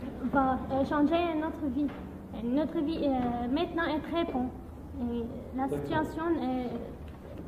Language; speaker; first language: French; non-native, learner; Arabic